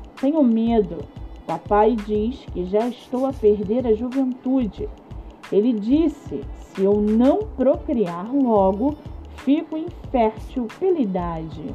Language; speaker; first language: Portuguese; native; Portuguese